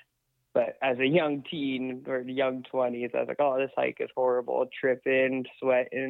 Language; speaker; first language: English; native; English